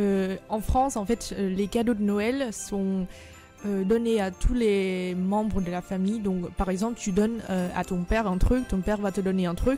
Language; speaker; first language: French; non-native, fluent; Vietnamese